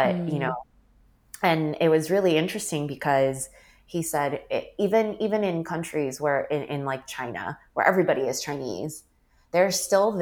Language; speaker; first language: English; native; English